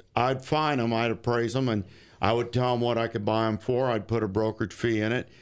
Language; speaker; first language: English; native; English